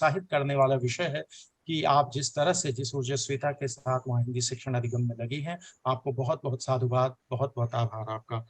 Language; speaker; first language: Hindi; native; Hindi